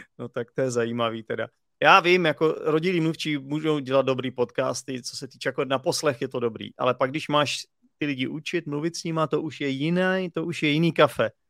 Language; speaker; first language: Czech; native; Czech